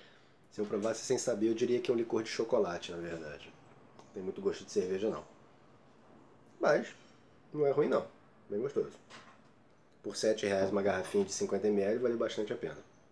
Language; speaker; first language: Portuguese; native; Portuguese